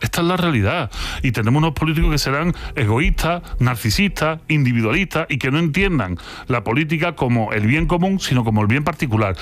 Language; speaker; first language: Spanish; native; Spanish